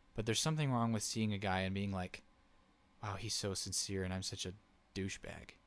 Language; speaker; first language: English; native; English